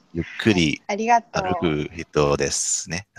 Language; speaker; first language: Japanese; non-native, fluent; English